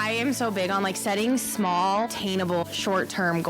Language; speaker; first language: English; native; English